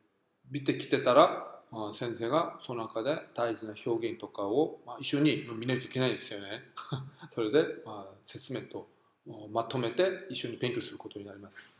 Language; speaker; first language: Japanese; non-native, fluent; Korean